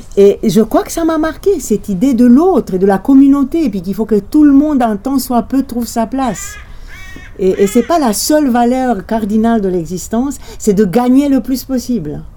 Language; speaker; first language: French; non-native, fluent; Romanian